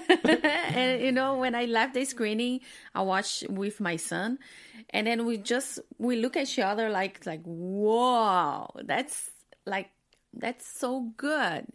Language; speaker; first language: English; non-native, fluent; Portuguese